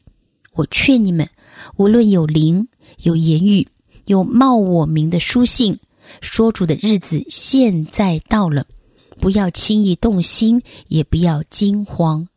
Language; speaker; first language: Chinese; native; Chinese